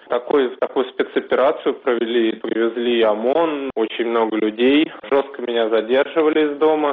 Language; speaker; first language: Russian; native; Russian